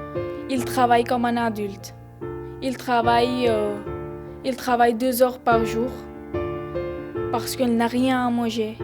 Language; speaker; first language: French; non-native, learner; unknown